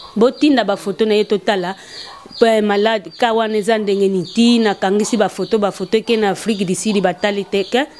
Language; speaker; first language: Lingala; non-native, local second language; Kongo